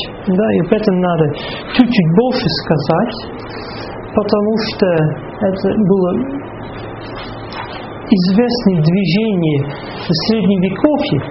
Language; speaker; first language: Russian; non-native, fluent; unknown